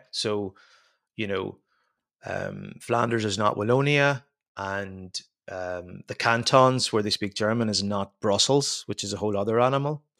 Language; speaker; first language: English; native; English